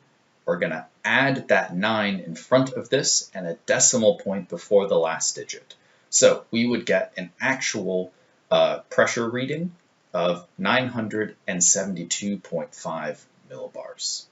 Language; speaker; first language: English; native; English